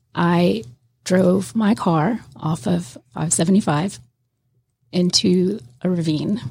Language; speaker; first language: English; native; English